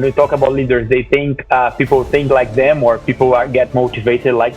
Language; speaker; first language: English; non-native, fluent; Portuguese